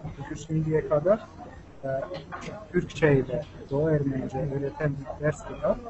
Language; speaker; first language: Turkish; non-native, fluent; Armenian